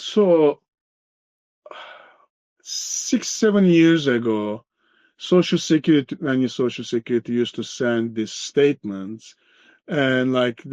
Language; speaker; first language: English; non-native, fluent; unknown